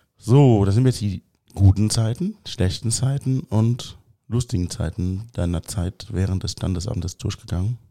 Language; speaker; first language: German; native; German